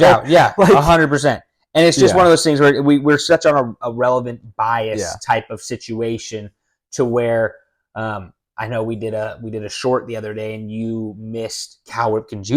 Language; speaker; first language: English; native; English